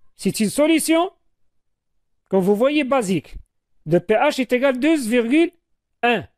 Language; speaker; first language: French; non-native, local second language; Arabic